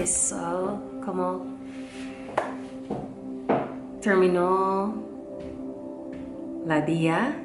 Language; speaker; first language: Spanish; non-native, learner; English